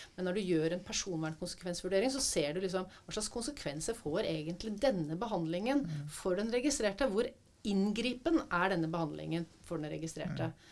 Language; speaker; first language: Norwegian; native; Norwegian